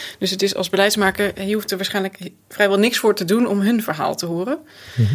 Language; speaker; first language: Dutch; native; Dutch